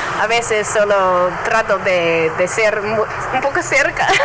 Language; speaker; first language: Spanish; non-native, learner; English